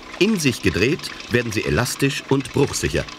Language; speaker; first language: German; native; German